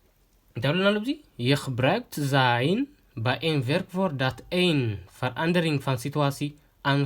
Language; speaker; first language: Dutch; non-native, fluent; Tigrinya